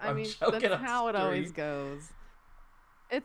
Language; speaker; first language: English; native; English